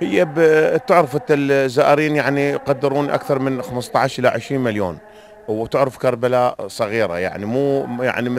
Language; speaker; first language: Arabic; native; Arabic